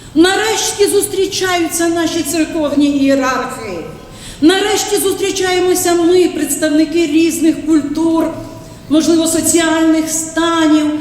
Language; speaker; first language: Ukrainian; native; Ukrainian